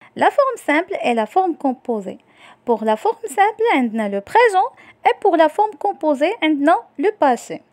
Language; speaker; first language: French; non-native, local second language; Arabic